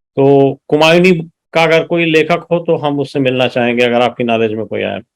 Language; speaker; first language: Hindi; native; Hindi